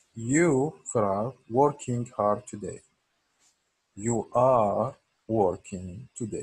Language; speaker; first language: English; non-native, fluent; Arabic